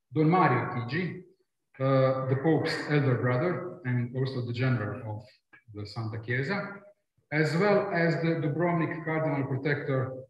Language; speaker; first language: English; non-native, fluent; Croatian